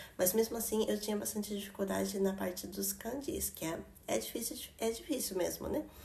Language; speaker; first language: Portuguese; early bilingual, heritage; Portuguese